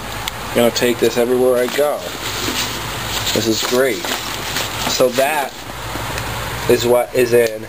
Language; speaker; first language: English; native; English